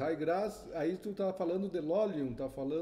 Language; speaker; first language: Spanish; non-native, learner; Portuguese